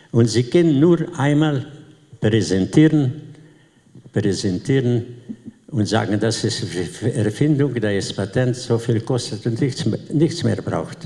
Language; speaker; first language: German; non-native, learner; Slovenian